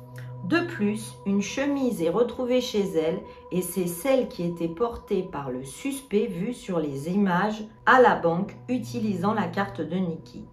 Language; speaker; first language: French; native; French